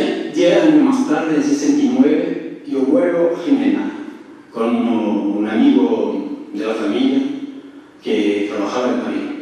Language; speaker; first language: Spanish; early bilingual, heritage; French